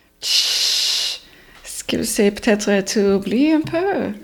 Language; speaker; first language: French; non-native, learner; English